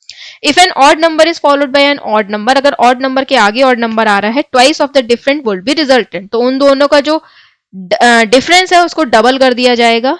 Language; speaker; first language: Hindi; native; Hindi